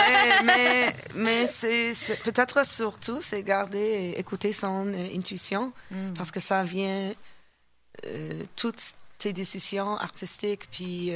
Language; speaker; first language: French; non-native, fluent; English